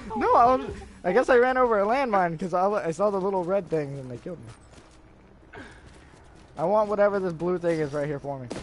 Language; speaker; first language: English; native; English